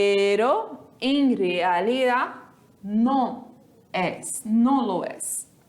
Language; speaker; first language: Spanish; non-native, fluent; Portuguese